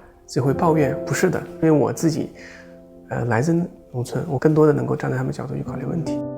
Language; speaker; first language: Chinese; native; Chinese